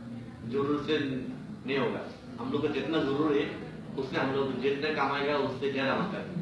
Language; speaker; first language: Hindi; non-native, learner; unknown